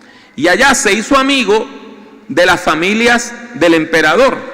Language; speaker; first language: Spanish; native; Spanish